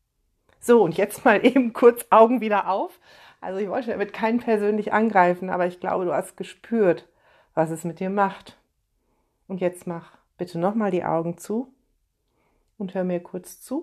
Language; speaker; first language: German; native; German